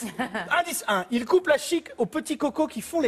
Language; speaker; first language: French; native; French